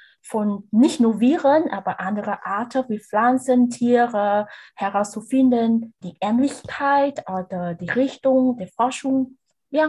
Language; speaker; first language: German; non-native, learner; Vietnamese